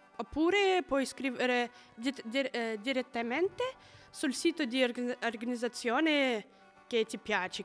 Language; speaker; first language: Italian; non-native, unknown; Russian